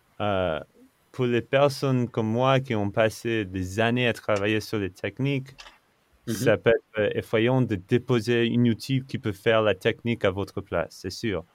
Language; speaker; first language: French; non-native, fluent; English